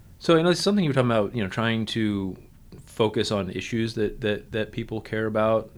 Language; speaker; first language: English; native; English